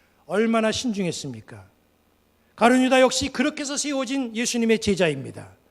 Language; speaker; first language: Korean; native; Korean